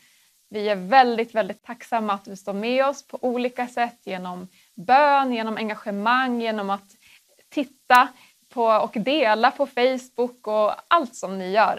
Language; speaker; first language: Swedish; native; Swedish